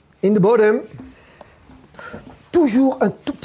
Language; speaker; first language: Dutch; non-native, fluent; French